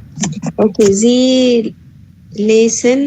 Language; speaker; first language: German; non-native, learner; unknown